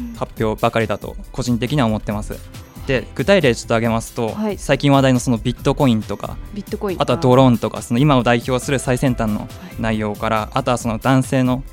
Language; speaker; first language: Japanese; native; Japanese